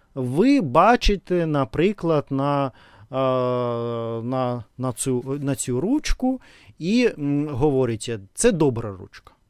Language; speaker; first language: Ukrainian; non-native, local second language; Russian